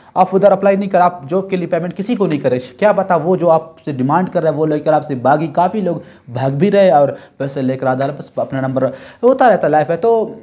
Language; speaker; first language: Urdu; non-native, local second language; Brahui